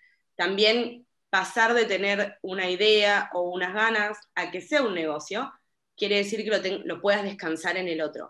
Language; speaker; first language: Spanish; native; Spanish